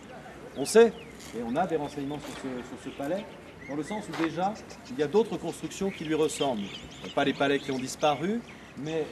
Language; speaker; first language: French; native; French